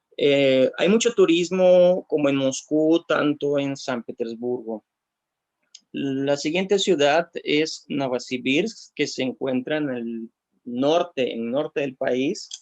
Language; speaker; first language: Spanish; non-native, fluent; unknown